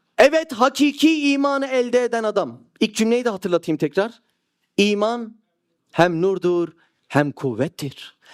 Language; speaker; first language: Turkish; native; Turkish